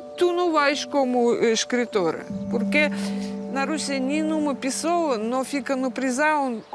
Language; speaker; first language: Portuguese; non-native, learner; Russian